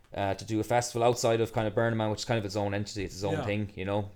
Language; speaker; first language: English; native; English